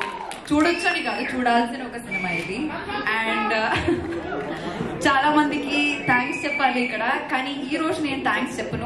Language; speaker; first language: Telugu; non-native, fluent; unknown